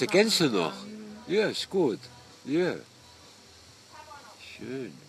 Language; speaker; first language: German; non-native, fluent; Dutch